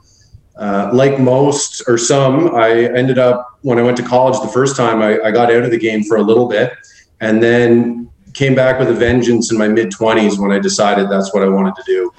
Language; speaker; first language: English; native; English